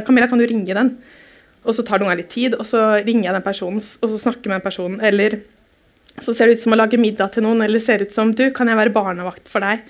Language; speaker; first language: Norwegian; native; Norwegian